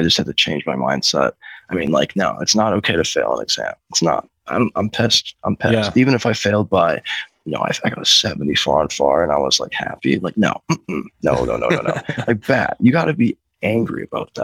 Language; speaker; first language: English; native; English